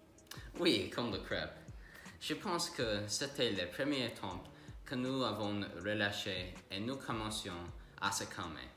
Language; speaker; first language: French; non-native, learner; English